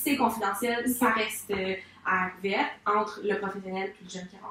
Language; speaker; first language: French; native; French